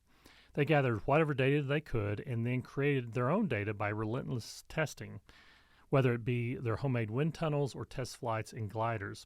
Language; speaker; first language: English; native; English